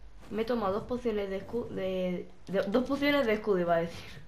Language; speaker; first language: Spanish; native; Spanish